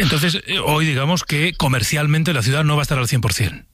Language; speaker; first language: Spanish; native; Spanish